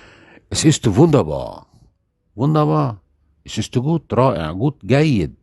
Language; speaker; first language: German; non-native, fluent; Arabic